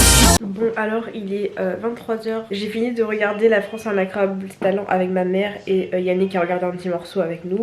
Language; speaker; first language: French; native; French